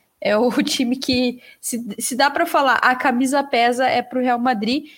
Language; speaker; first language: Portuguese; native; Portuguese